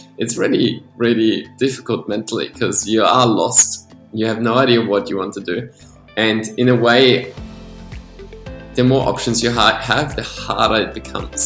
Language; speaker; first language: English; non-native, fluent; Polish